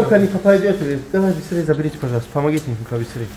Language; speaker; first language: Russian; non-native, fluent; Tajik